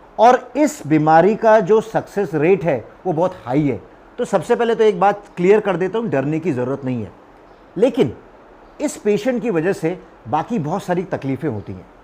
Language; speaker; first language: Hindi; non-native, local second language; Marathi